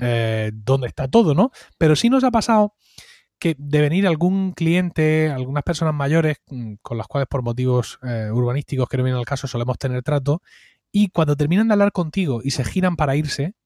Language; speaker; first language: Spanish; native; Spanish